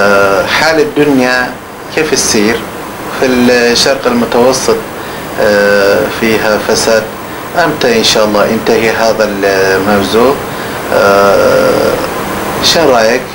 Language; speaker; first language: Arabic; non-native, learner; Turkish